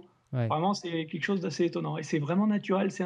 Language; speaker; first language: French; native; French